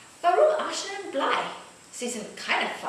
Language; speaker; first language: German; non-native, learner; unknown